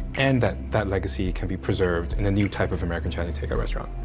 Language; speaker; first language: English; non-native, local second language; Cantonese